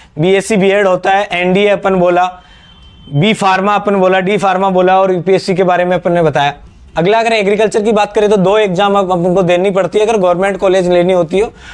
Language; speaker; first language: Hindi; native; Hindi